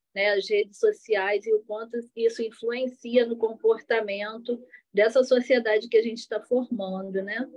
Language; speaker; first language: Portuguese; native; Portuguese